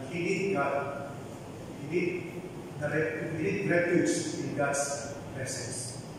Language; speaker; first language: English; non-native, local second language; Filipino